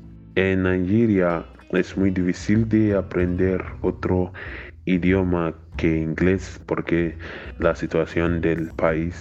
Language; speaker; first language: Spanish; non-native, learner; English